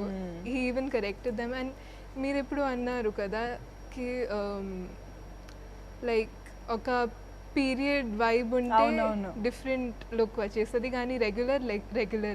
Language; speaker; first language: Telugu; non-native, fluent; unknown